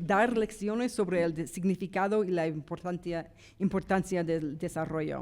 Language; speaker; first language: Spanish; non-native, fluent; English